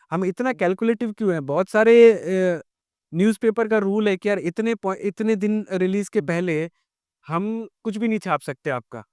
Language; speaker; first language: Hindi; native; Hindi